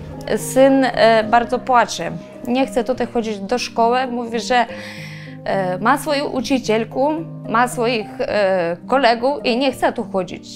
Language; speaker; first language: Polish; non-native, learner; Ukrainian